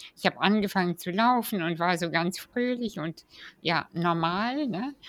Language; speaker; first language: German; early bilingual, other home language; Russian